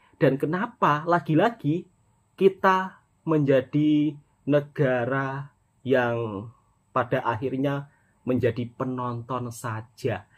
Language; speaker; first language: Indonesian; native; Indonesian